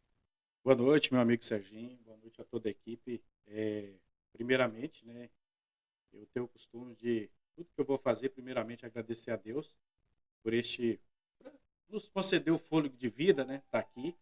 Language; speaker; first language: Portuguese; native; Portuguese